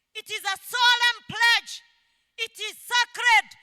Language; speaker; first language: English; non-native, local second language; Swahili